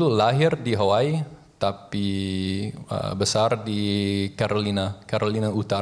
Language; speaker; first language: Indonesian; non-native, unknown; English